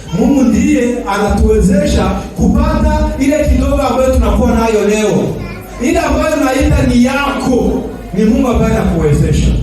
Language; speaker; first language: Swahili; non-native, local second language; Kinyarwanda